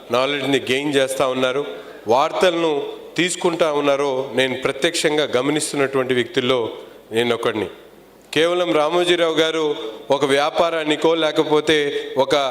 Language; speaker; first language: Telugu; non-native, local second language; Urdu